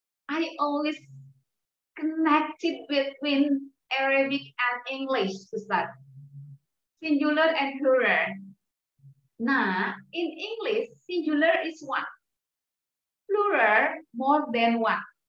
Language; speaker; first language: English; non-native, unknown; Indonesian